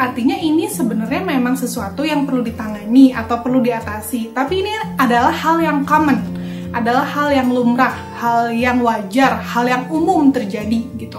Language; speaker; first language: Indonesian; native; Indonesian